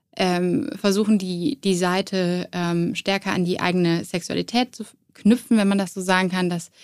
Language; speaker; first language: German; native; German